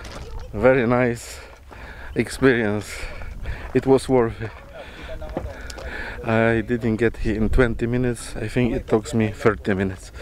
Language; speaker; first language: English; non-native, fluent; Polish